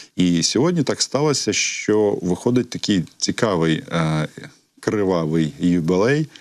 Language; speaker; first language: Ukrainian; native; Ukrainian